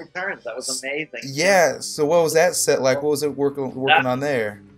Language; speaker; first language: English; native; English